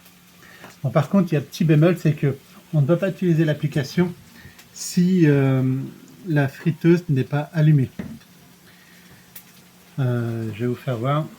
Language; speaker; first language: French; native; French